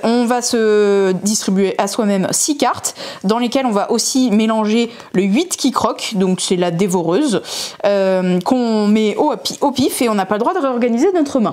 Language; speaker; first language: French; native; French